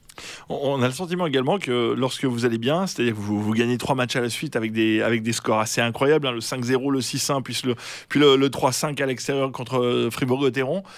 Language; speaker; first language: French; native; French